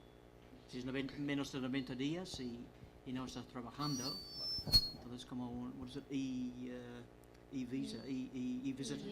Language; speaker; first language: Spanish; non-native, fluent; English